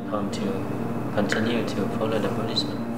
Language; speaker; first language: English; non-native, learner; Khmer